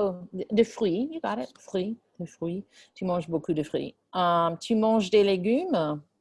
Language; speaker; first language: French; non-native, fluent; English